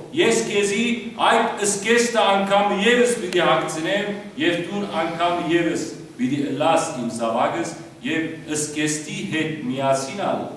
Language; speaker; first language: Armenian; early bilingual, heritage; Armenian